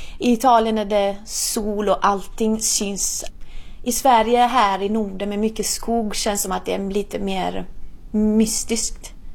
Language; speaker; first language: Swedish; non-native, fluent; Italian